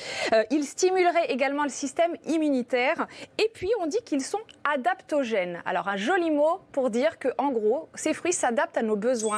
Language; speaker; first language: French; native; French